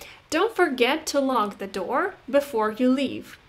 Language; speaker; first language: English; non-native, fluent; Russian